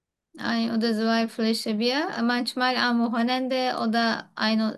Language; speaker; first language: German; non-native, learner; Turkish